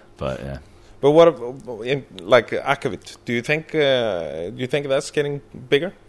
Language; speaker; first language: English; early bilingual, other home language; Icelandic